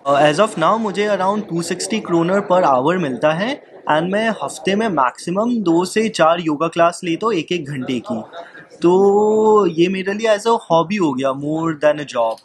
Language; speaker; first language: Hindi; native; Hindi